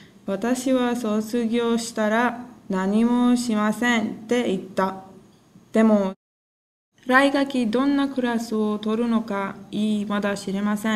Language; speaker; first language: Japanese; non-native, learner; English